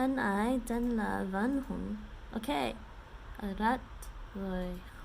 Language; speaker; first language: Vietnamese; non-native, learner; English